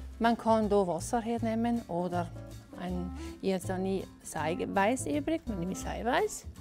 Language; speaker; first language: German; non-native, local second language; Italian